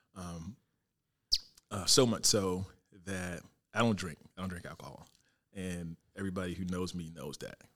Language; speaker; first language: English; native; English